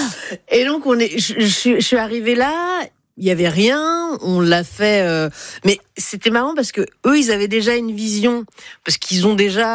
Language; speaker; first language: French; native; French